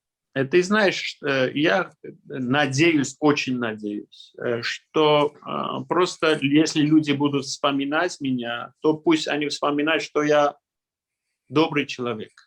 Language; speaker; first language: Russian; non-native, local second language; Armenian